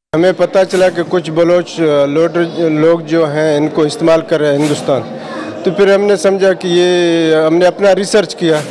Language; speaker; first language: Urdu; non-native, local second language; Baluchi